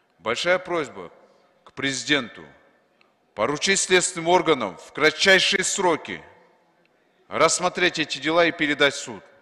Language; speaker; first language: Russian; non-native, local second language; Kyrgyz